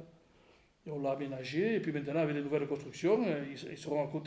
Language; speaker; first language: French; native; French